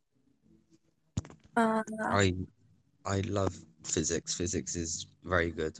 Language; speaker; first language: English; native; English